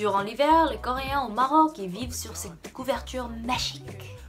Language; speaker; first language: French; non-native, fluent; Korean